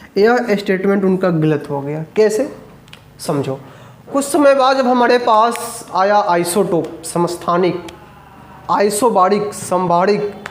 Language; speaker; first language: Hindi; native; Hindi